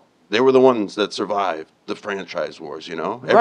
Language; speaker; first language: English; native; English